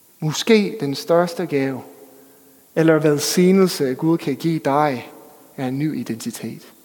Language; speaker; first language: Danish; non-native, fluent; English